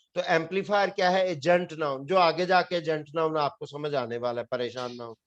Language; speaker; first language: Urdu; non-native, local second language; Punjabi